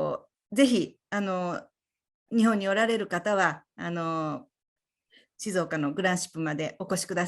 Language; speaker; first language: Japanese; native; Japanese